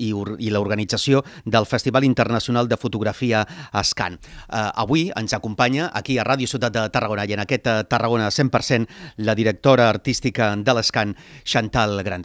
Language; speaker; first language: Catalan; native; Catalan